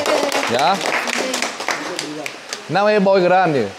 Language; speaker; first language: Portuguese; non-native, learner; Vietnamese